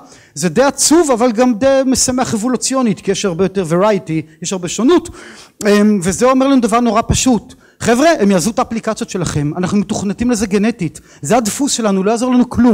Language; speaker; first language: Hebrew; native; Hebrew